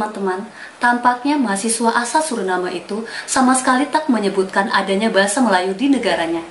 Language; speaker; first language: Indonesian; native; Indonesian